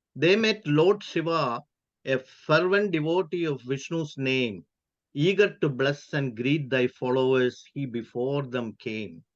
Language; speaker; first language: English; non-native, local second language; Malayalam